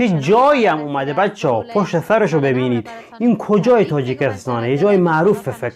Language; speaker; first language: Persian; native; Persian